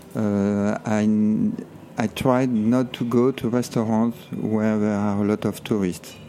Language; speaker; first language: English; non-native, fluent; French